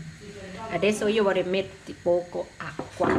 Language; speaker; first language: Italian; non-native, learner; Thai